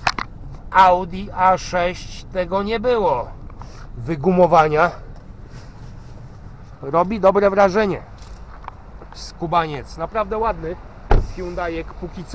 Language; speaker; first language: Polish; native; Polish